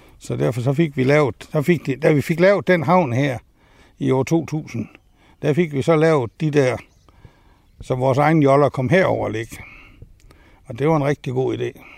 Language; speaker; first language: Danish; native; Danish